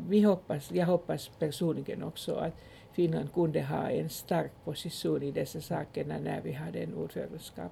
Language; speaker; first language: Swedish; non-native, local second language; Finnish